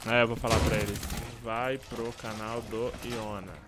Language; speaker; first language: Portuguese; native; Portuguese